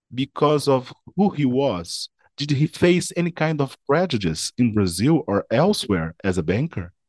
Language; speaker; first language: English; non-native, fluent; Portuguese